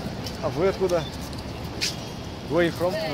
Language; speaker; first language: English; non-native, learner; Russian